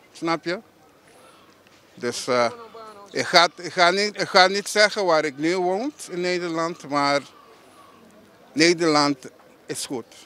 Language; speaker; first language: Dutch; non-native, local second language; Papiamento